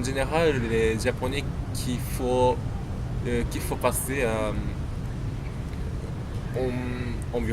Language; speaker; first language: French; non-native, learner; Japanese